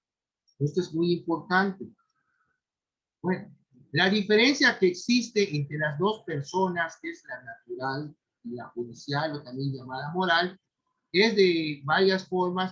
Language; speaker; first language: Spanish; native; Spanish